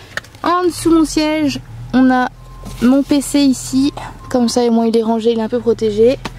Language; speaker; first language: French; native; French